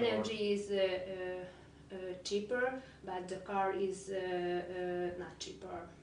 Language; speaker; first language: English; non-native, learner; Hungarian